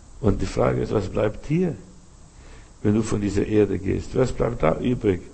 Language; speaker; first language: German; early bilingual, other home language; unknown